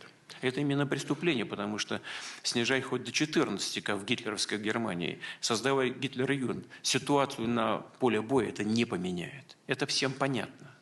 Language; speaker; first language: Russian; native; Russian